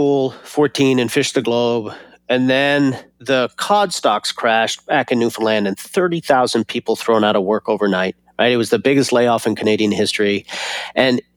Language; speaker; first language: English; native; English